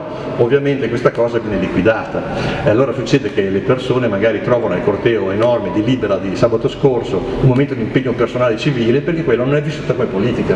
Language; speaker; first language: Italian; native; Italian